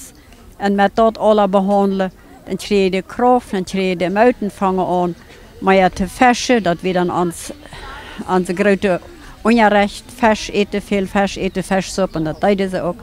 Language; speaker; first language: German; non-native, local second language; Plautdietsch